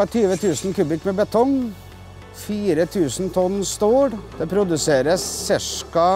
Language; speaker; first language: Norwegian; native; Norwegian